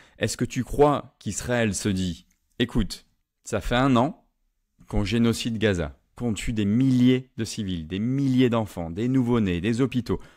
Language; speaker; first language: French; native; French